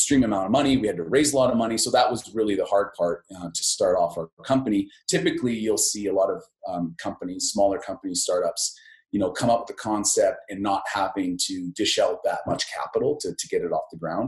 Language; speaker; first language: English; native; English